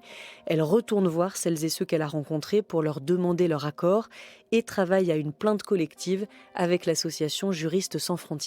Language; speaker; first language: French; native; French